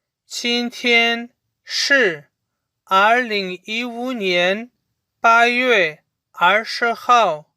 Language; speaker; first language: Chinese; non-native, fluent; Urdu